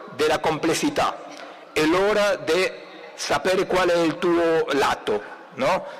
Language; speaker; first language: Italian; non-native, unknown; Spanish